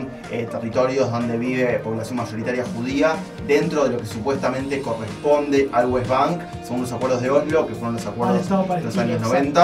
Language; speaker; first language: Spanish; native; Spanish